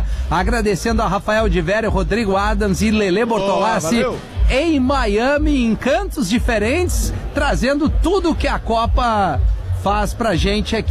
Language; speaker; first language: Portuguese; native; Portuguese